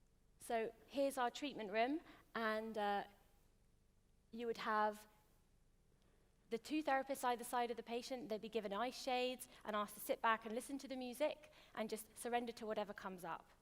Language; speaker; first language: English; native; English